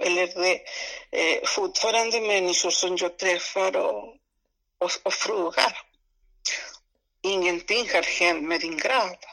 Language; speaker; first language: Swedish; non-native, fluent; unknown